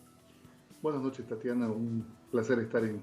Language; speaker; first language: Spanish; native; Spanish